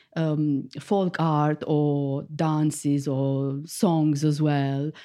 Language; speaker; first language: English; non-native, fluent; Romanian